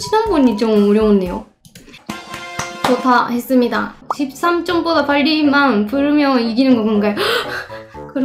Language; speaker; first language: Korean; non-native, fluent; Japanese